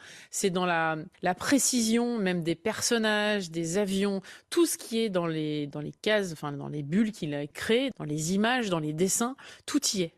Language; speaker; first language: French; native; French